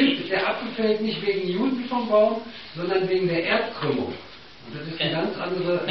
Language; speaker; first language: German; native; German